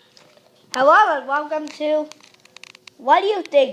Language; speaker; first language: English; native; English